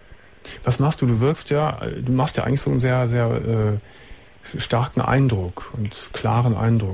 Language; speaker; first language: German; native; German